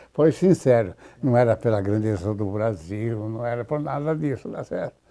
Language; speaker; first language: Portuguese; native; Portuguese